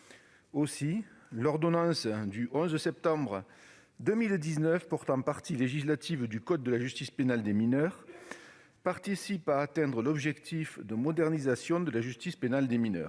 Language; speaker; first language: French; native; French